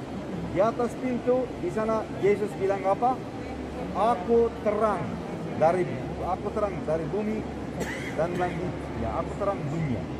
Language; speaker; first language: Indonesian; non-native, fluent; Turkish